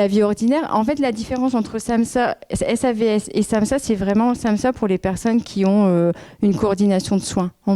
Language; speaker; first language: French; native; French